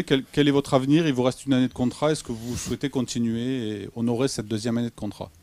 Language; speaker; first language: French; native; French